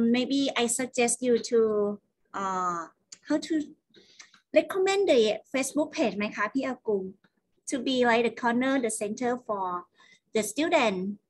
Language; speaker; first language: English; non-native, fluent; Thai